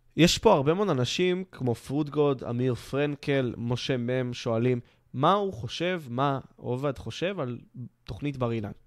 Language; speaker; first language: Hebrew; native; Hebrew